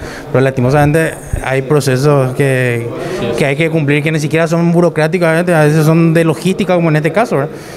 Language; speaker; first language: Spanish; native; Spanish